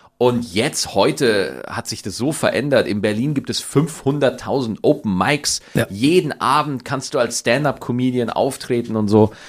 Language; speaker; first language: German; native; German